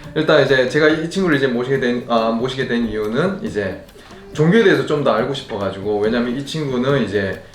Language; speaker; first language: Korean; native; Korean